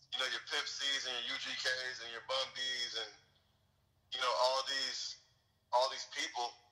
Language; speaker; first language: English; native; English